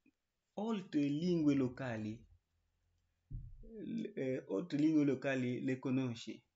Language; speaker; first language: Italian; non-native, learner; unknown